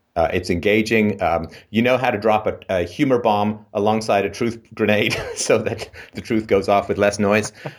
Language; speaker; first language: English; native; English